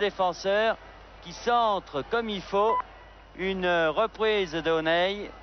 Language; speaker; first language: French; native; French